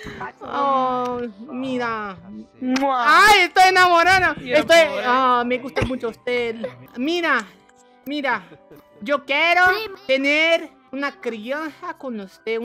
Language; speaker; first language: Spanish; non-native, learner; Portuguese